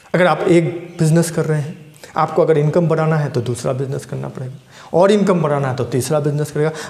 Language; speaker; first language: Hindi; non-native, local second language; Bangla